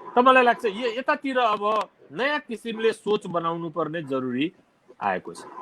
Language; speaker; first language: Nepali; non-native, local second language; Maithili